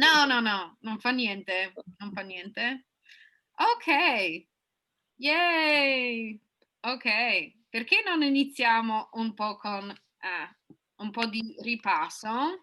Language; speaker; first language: Italian; non-native, fluent; English